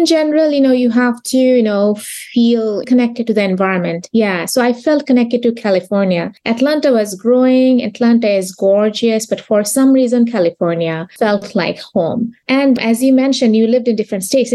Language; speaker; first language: English; non-native, local second language; Bangla